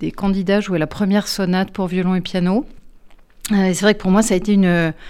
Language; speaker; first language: French; native; French